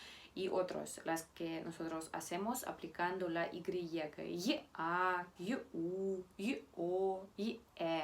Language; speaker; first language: Spanish; non-native, fluent; Russian